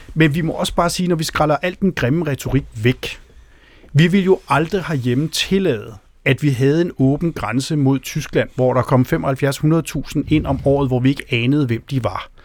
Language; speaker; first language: Danish; native; Danish